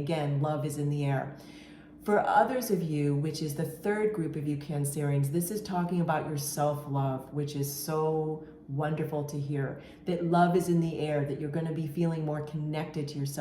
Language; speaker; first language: English; native; English